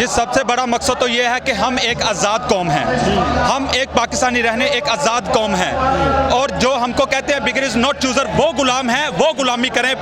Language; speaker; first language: Urdu; non-native, local second language; Punjabi